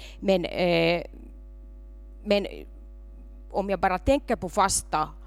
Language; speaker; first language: Swedish; non-native, local second language; Finnish